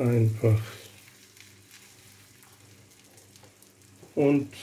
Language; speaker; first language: German; non-native, learner; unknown